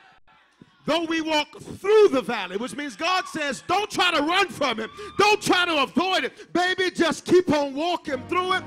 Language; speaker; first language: English; native; English